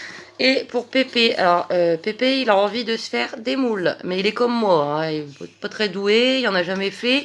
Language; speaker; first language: French; native; French